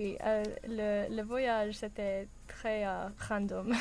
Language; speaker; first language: French; non-native, learner; English